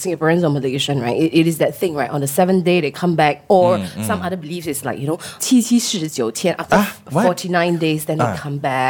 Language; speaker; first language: English; non-native, local second language; Chinese